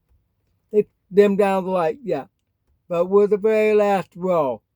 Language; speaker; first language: English; native; English